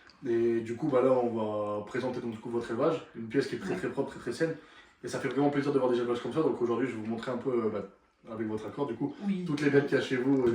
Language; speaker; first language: French; native; French